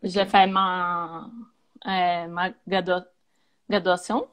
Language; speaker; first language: French; non-native, learner; Portuguese